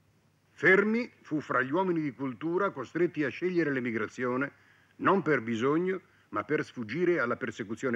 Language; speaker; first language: Italian; native; Italian